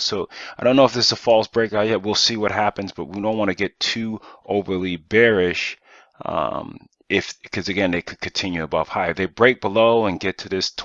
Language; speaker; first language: English; native; English